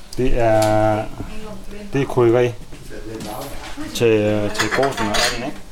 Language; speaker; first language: Danish; non-native, fluent; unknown